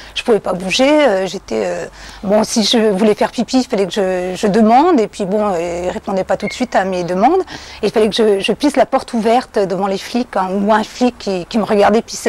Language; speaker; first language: French; native; French